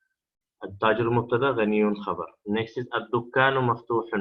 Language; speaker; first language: Arabic; non-native, fluent; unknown